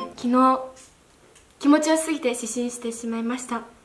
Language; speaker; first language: Japanese; native; Japanese